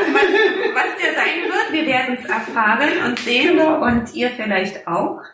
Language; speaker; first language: German; native; German